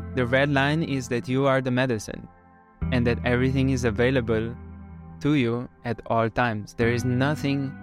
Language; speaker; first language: English; non-native, fluent; Slovenian